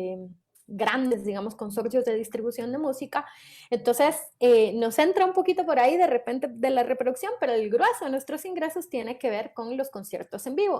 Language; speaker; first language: Spanish; native; Spanish